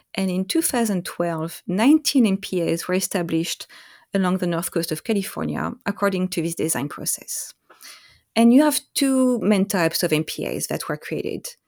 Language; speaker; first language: English; non-native, fluent; French